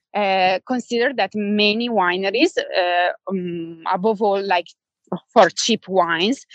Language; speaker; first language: English; non-native, fluent; Italian